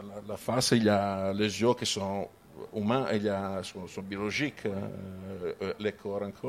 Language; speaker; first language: French; non-native, learner; Italian